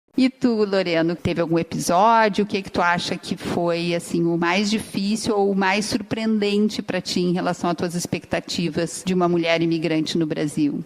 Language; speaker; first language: Portuguese; native; Portuguese